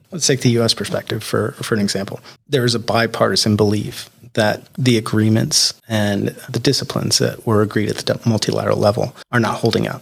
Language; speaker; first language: English; native; English